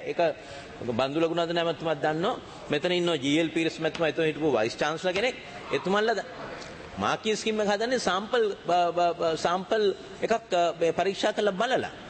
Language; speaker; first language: Sinhala; native; Sinhala